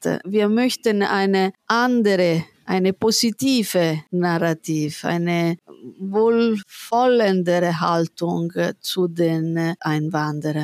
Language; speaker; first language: German; non-native, fluent; Italian